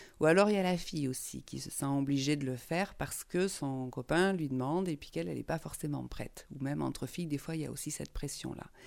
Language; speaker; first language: French; native; French